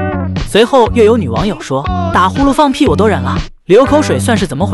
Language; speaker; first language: Chinese; native; Chinese